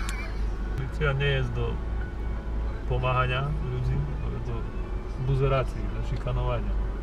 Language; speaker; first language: Polish; non-native, learner; Slovak